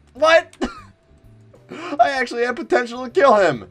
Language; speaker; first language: English; native; English